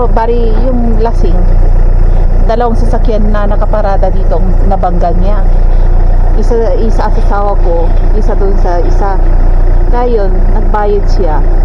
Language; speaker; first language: Filipino; native; Filipino